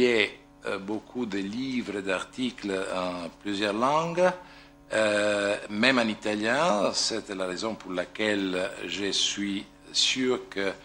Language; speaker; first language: French; non-native, fluent; Italian